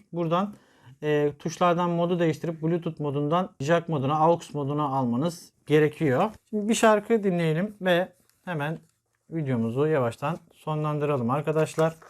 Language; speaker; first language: Turkish; native; Turkish